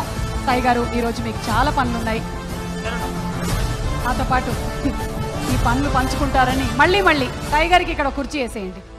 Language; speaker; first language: Telugu; native; Telugu